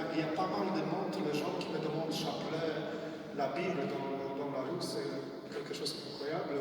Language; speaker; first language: French; non-native, learner; Polish